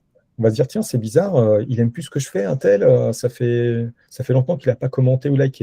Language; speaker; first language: French; native; French